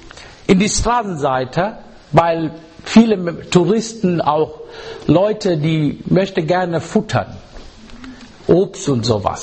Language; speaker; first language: German; non-native, fluent; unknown